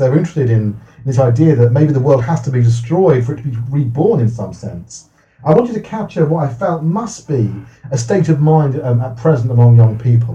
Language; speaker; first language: English; native; English